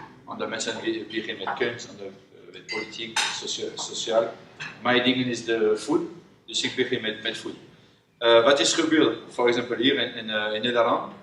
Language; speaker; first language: Dutch; non-native, learner; French